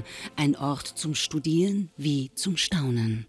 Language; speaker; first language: German; native; German